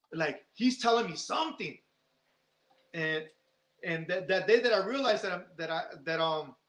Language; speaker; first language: English; native; English